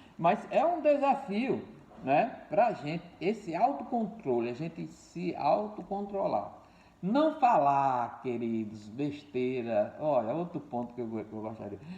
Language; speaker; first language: Portuguese; native; Portuguese